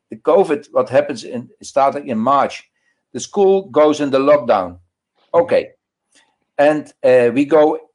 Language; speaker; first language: English; non-native, learner; Dutch